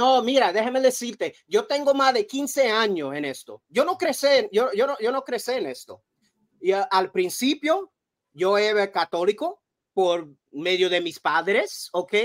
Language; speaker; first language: Spanish; early bilingual, heritage; Spanish